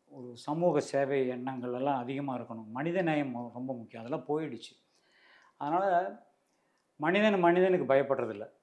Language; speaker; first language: Tamil; native; Tamil